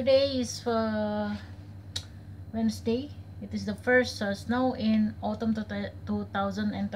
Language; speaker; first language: English; non-native, learner; Indonesian